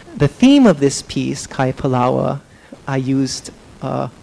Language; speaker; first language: English; native; English